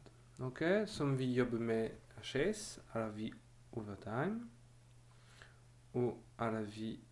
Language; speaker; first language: Norwegian; non-native, learner; French